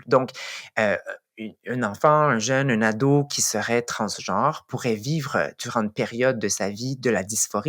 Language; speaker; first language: French; native; French